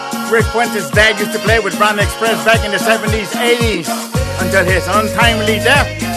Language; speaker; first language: English; early bilingual, other home language; Spanish